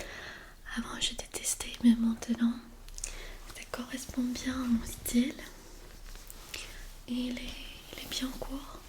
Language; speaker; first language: French; non-native, fluent; Armenian